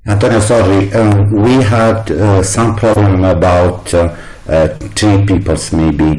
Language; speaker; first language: English; non-native, learner; Italian